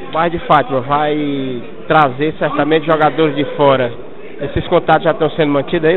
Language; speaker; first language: Portuguese; native; Portuguese